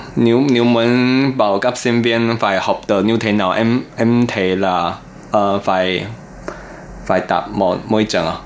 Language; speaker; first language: Vietnamese; non-native, learner; Chinese